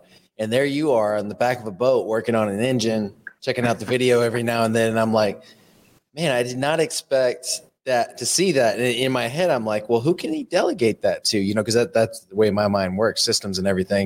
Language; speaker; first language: English; native; English